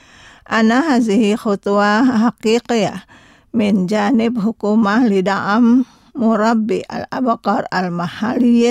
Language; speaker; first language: Arabic; non-native, fluent; Indonesian